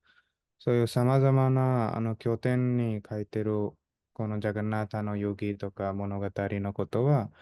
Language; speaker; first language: Japanese; non-native, fluent; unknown